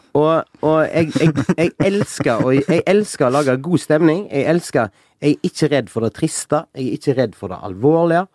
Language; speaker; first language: Norwegian; native; Norwegian